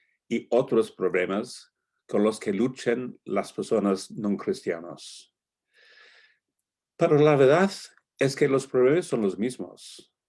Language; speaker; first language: Spanish; non-native, fluent; English